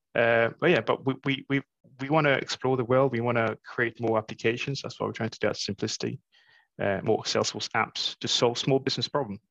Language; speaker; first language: English; non-native, fluent; Morisyen